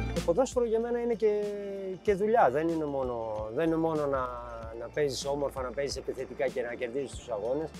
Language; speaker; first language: Greek; early bilingual, heritage; Greek